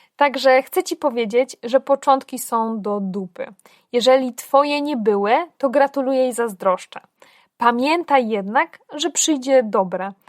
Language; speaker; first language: Polish; native; Polish